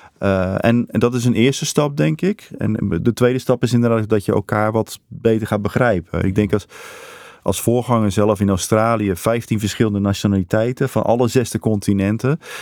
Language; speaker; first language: Dutch; native; Dutch